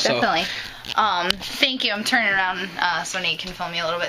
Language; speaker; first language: English; native; English